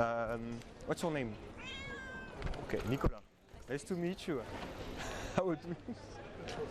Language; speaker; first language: English; non-native, learner; French